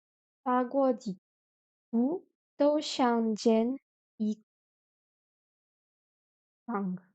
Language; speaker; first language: Chinese; non-native, learner; French